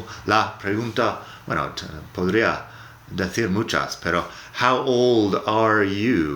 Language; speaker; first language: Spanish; non-native, fluent; English